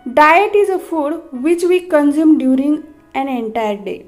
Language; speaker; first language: English; non-native, local second language; Marathi